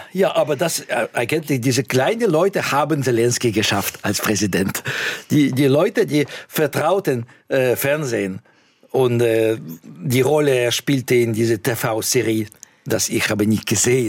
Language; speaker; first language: German; non-native, fluent; Russian